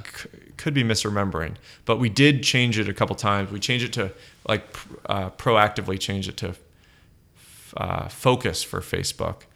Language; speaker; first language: English; native; English